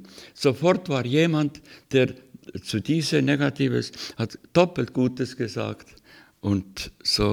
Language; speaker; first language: German; non-native, learner; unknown